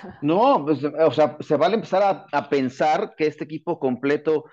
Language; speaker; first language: Spanish; native; Spanish